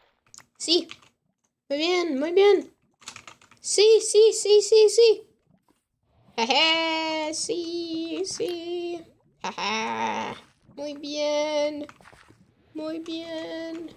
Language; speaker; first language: Spanish; non-native, learner; English